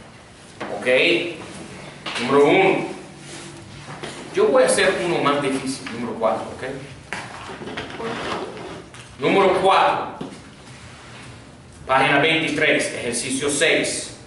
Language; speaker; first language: Spanish; non-native, fluent; English